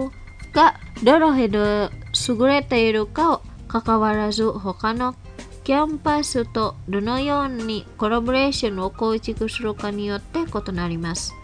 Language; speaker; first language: Japanese; non-native, fluent; Indonesian